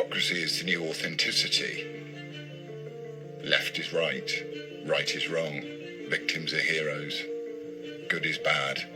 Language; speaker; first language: English; native; English